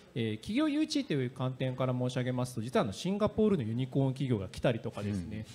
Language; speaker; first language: Japanese; native; Japanese